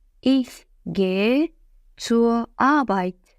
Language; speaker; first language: German; non-native, fluent; Azerbaijani